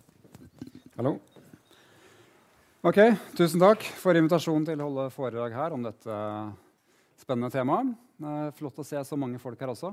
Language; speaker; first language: Norwegian; native; Norwegian